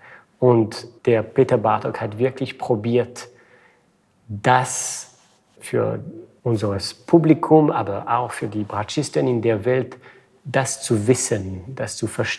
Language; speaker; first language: German; non-native, fluent; French